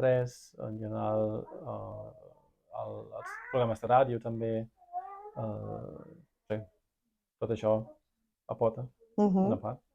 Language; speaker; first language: Catalan; non-native, fluent; German